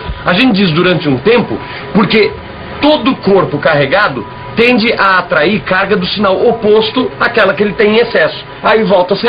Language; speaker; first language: Portuguese; native; Portuguese